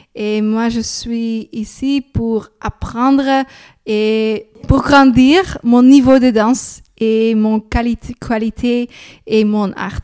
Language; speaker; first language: French; non-native, learner; Dutch